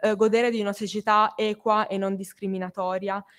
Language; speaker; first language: Italian; native; Italian